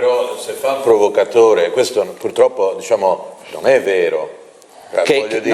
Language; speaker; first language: Italian; native; Italian